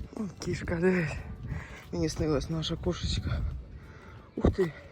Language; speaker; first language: Ukrainian; non-native, local second language; Russian